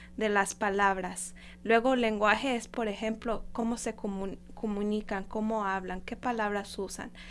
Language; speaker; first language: Spanish; non-native, fluent; English